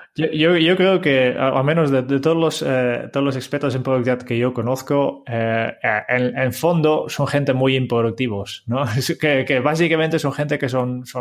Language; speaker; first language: Spanish; non-native, fluent; Dutch